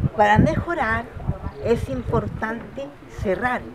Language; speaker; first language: Spanish; native; Spanish